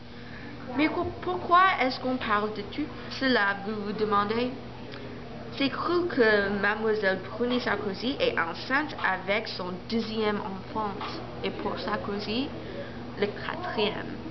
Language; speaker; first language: French; non-native, learner; English